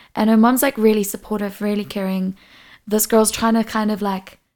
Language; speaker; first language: English; non-native, local second language; Portuguese